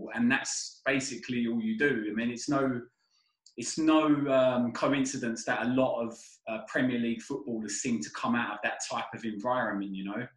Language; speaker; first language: English; native; English